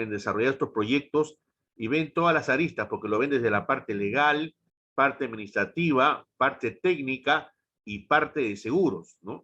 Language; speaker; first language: Spanish; native; Spanish